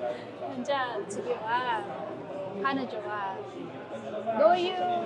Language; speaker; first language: Japanese; non-native, fluent; Filipino